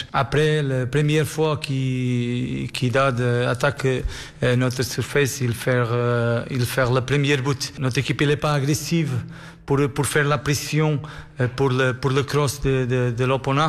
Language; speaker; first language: French; non-native, learner; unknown